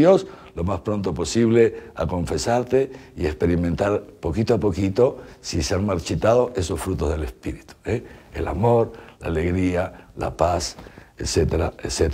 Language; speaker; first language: Spanish; native; Spanish